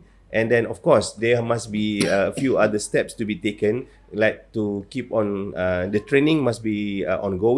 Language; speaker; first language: English; non-native, fluent; Malay